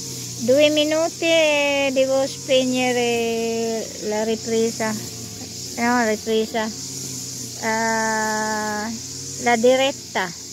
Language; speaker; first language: Italian; non-native, fluent; Filipino